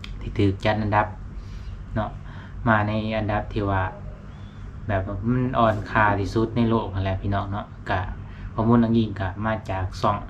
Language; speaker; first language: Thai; non-native, local second language; Lao